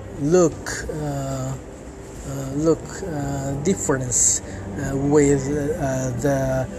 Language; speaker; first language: English; non-native, learner; Japanese